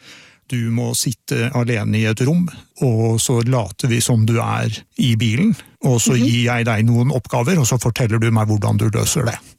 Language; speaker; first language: Norwegian; native; Norwegian